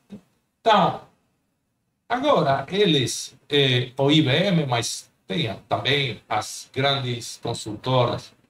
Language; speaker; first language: Portuguese; non-native, fluent; Spanish